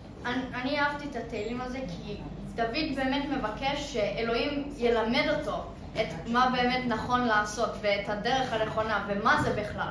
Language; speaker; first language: Hebrew; early bilingual, other home language; English